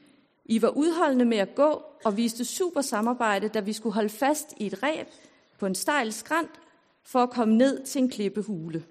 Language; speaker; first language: Danish; native; Danish